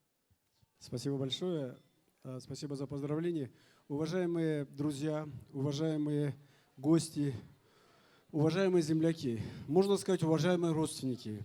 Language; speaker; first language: Russian; non-native, local second language; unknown